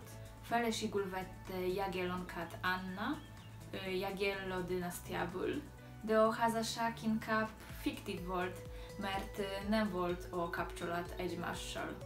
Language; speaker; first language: Hungarian; non-native, learner; Polish